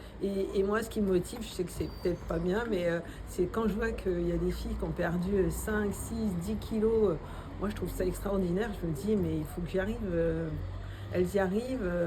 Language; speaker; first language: French; native; French